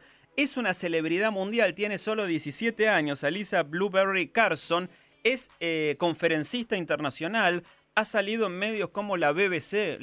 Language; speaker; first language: Spanish; native; Spanish